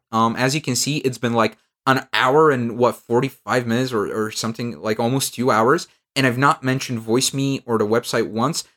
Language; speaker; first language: English; non-native, fluent; Bulgarian